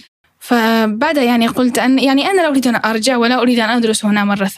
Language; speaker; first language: Arabic; early bilingual, heritage; Arabic